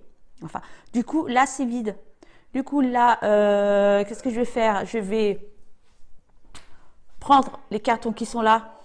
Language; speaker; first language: French; native; French